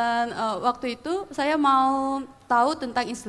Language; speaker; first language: Indonesian; non-native, fluent; Korean